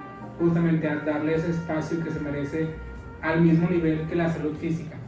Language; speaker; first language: Spanish; native; Spanish